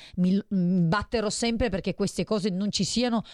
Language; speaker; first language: Italian; native; Italian